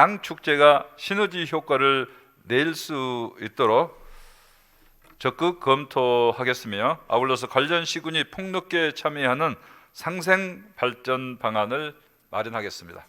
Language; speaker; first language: Korean; native; Korean